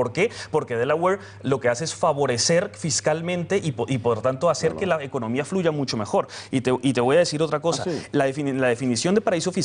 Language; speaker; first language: Spanish; native; Spanish